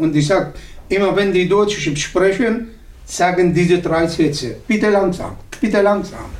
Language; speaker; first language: German; non-native, learner; Arabic